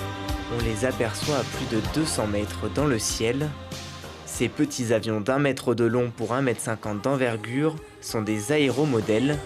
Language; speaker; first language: French; native; French